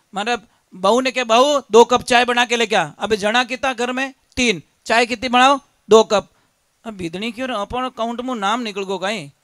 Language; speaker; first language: Hindi; native; Hindi